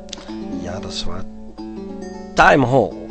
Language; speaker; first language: German; non-native, learner; Dutch